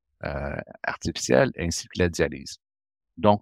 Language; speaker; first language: French; native; French